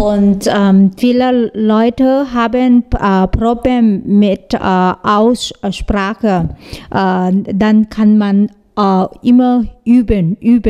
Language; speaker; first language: German; non-native, learner; Thai